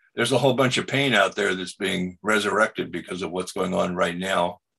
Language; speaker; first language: English; native; English